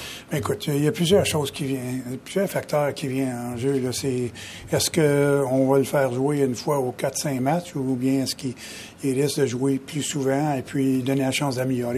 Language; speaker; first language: French; native; French